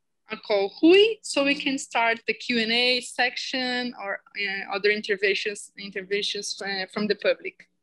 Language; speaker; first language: English; non-native, fluent; Portuguese